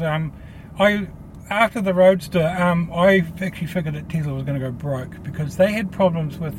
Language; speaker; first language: English; native; English